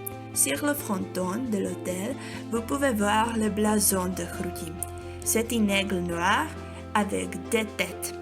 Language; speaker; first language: French; non-native, fluent; Czech